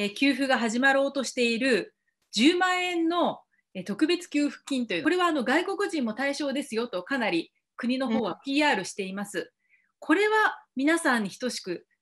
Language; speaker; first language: Japanese; native; Japanese